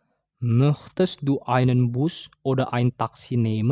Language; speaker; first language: German; non-native, fluent; Indonesian